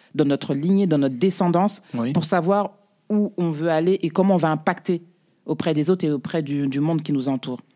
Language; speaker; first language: French; native; French